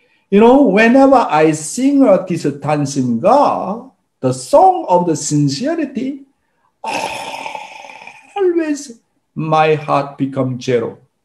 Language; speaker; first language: English; non-native, fluent; Korean